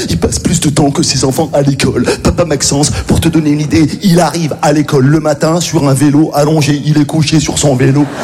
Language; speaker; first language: French; native; French